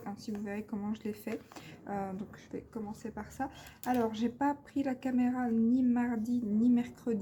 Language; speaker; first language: French; native; French